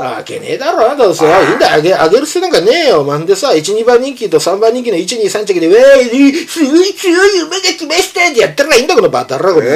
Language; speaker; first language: Japanese; native; Japanese